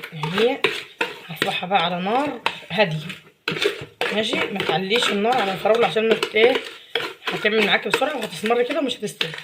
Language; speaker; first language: Arabic; native; Arabic